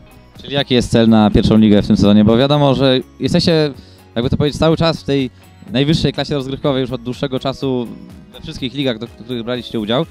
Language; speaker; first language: Polish; native; Polish